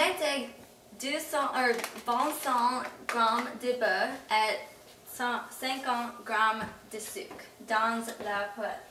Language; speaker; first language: French; non-native, learner; English